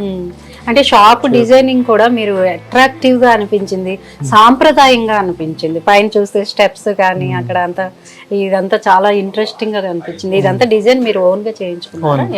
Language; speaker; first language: Telugu; native; Telugu